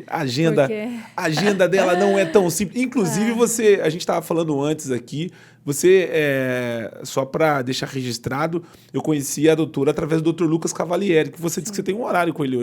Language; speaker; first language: Portuguese; native; Portuguese